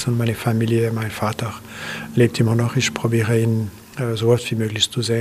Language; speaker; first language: German; non-native, local second language; French